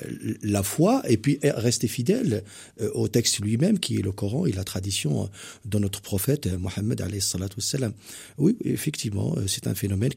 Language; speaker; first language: French; non-native, local second language; Arabic